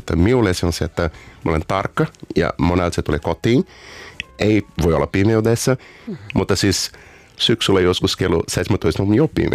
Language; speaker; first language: Finnish; non-native, fluent; Portuguese